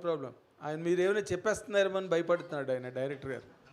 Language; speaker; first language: Telugu; native; Telugu